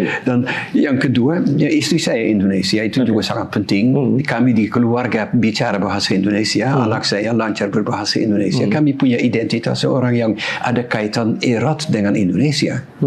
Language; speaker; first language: Indonesian; non-native, fluent; Dutch